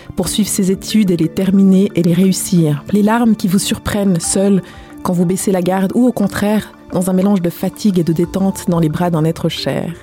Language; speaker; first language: French; native; French